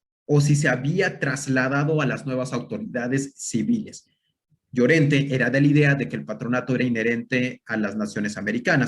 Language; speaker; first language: Spanish; native; Spanish